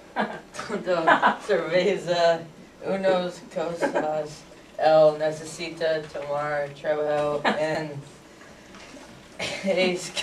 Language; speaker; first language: Spanish; non-native, learner; English